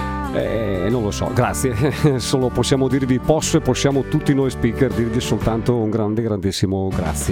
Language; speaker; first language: Italian; native; Italian